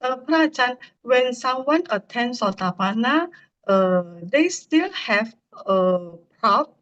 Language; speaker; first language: English; non-native, learner; Indonesian